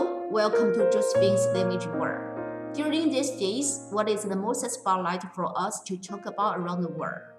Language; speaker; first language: English; non-native, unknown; Chinese